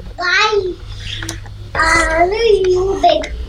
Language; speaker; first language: English; non-native, learner; Hindi